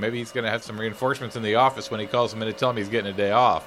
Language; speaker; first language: English; native; English